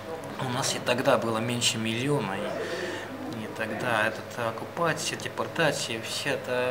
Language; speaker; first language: Russian; non-native, fluent; Estonian